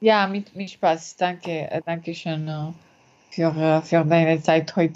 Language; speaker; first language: German; non-native, learner; French